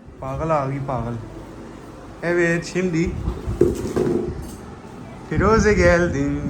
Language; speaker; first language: Turkish; non-native, learner; Urdu